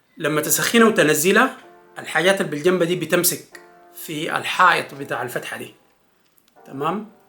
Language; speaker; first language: Arabic; native; Arabic